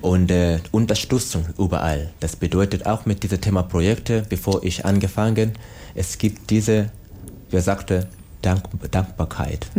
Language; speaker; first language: German; non-native, learner; Swahili